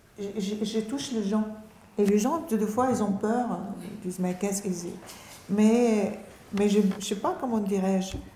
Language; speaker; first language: French; non-native, fluent; Arabic